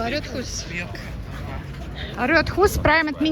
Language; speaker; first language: Swedish; non-native, learner; Russian